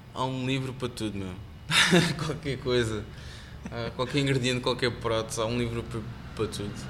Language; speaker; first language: Portuguese; native; Portuguese